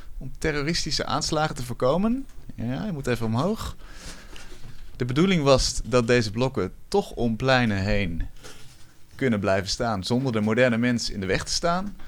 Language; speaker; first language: Dutch; native; Dutch